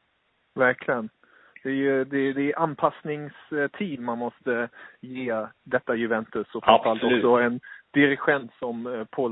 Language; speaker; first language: Swedish; native; Swedish